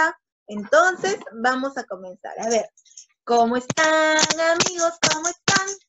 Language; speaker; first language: Spanish; native; Spanish